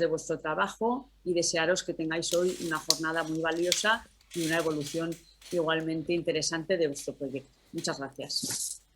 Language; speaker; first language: Spanish; native; Spanish